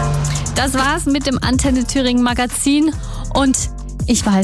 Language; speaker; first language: German; native; German